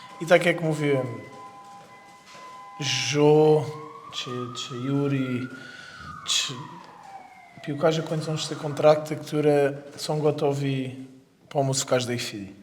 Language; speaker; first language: Polish; non-native, fluent; Portuguese